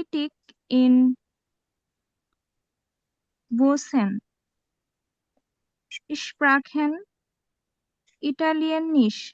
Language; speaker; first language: German; non-native, learner; Bangla